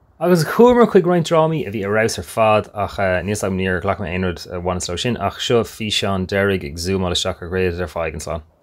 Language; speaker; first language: Irish; non-native, local second language; English